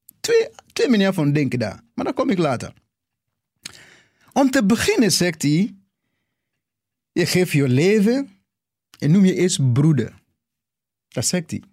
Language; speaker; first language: Dutch; non-native, fluent; English